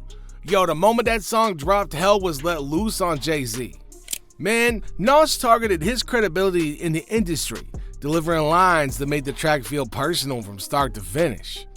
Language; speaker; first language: English; native; English